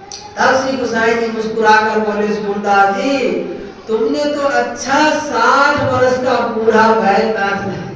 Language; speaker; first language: Hindi; native; Hindi